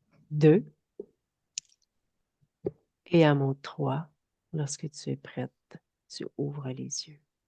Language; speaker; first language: French; native; French